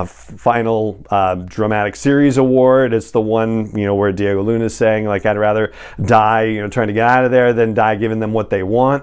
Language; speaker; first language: English; native; English